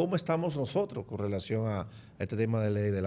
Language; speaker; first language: Spanish; native; Spanish